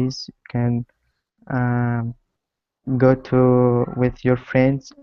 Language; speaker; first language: English; non-native, learner; Arabic